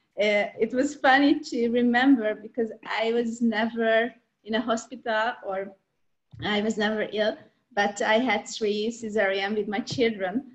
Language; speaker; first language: English; non-native, fluent; Hungarian